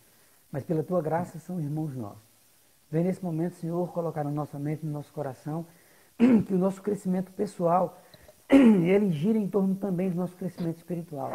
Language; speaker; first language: Portuguese; native; Portuguese